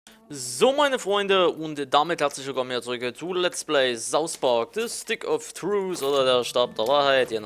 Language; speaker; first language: German; native; German